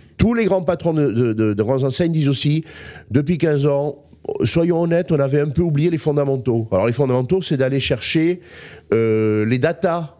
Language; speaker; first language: French; native; French